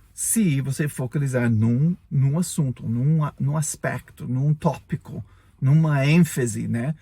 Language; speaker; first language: Portuguese; non-native, fluent; English